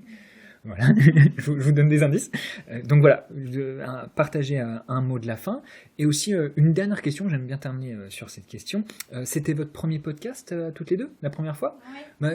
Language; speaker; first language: French; native; French